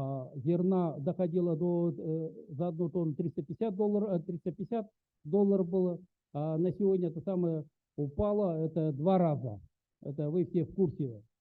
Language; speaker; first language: Russian; native; Russian